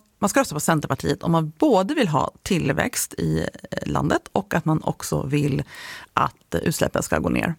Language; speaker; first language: Swedish; native; Swedish